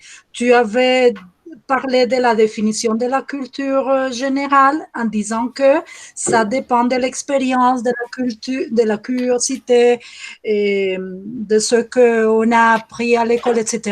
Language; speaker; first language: French; non-native, fluent; Spanish